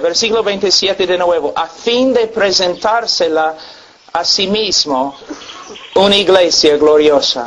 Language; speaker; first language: Spanish; non-native, fluent; English